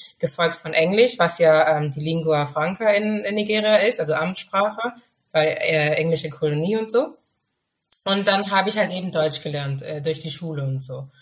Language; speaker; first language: German; early bilingual, other home language; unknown